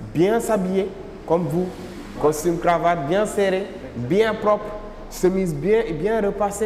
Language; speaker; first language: French; non-native, local second language; Wolof